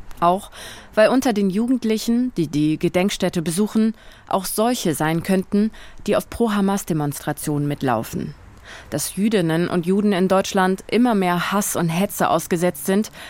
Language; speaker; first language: German; native; German